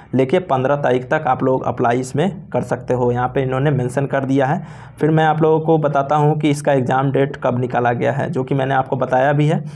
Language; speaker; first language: Hindi; native; Hindi